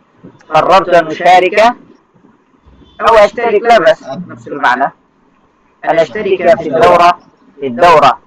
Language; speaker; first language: Arabic; non-native, fluent; Bangla